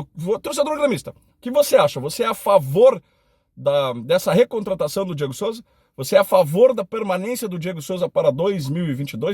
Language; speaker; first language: Portuguese; native; Portuguese